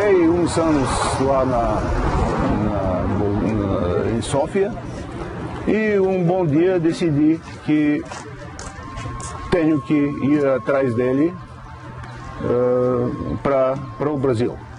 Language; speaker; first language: Portuguese; non-native, fluent; Bulgarian